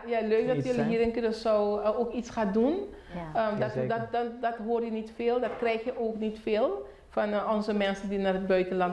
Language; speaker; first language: Dutch; non-native, local second language; Papiamento